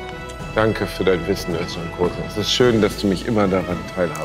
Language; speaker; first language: German; native; German